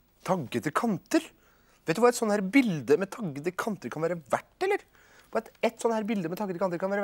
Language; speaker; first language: Norwegian; native; Norwegian